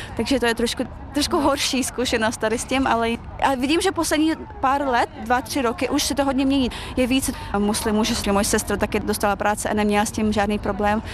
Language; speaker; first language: Czech; early bilingual, other home language; Chechen